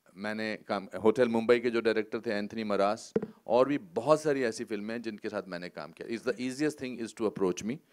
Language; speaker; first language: Hindi; native; Hindi